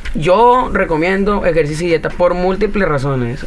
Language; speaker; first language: Spanish; native; Spanish